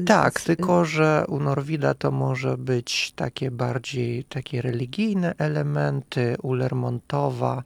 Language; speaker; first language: Polish; non-native, fluent; Russian